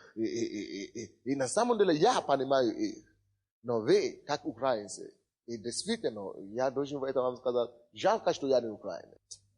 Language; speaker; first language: Russian; non-native, fluent; Yoruba